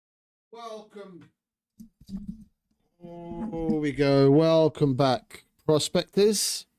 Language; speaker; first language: English; native; English